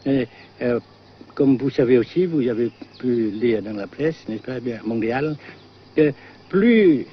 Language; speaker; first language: French; non-native, fluent; Vietnamese